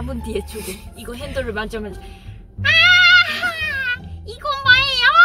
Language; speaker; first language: Korean; non-native, learner; Japanese